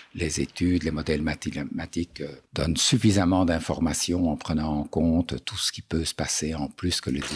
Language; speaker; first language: French; native; French